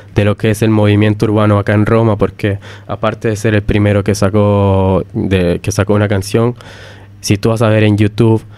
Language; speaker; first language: Spanish; early bilingual, heritage; Italian